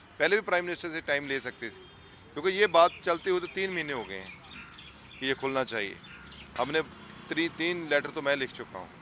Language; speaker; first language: Hindi; non-native, local second language; Punjabi